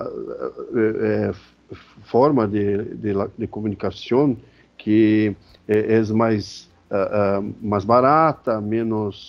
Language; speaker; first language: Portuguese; non-native, fluent; Spanish